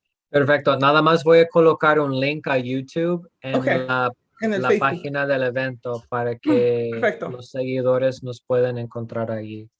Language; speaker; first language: Spanish; non-native, fluent; English